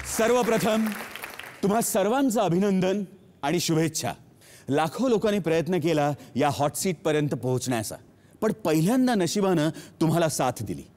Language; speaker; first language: Marathi; native; Marathi